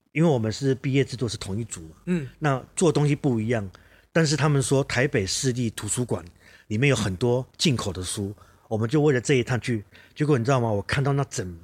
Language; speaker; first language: Chinese; native; Chinese